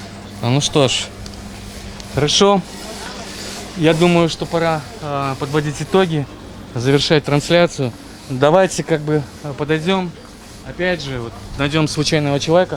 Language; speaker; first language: Russian; native; Russian